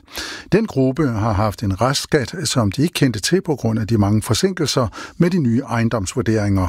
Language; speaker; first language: Danish; native; Danish